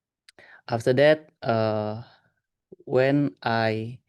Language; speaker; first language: English; non-native, learner; Indonesian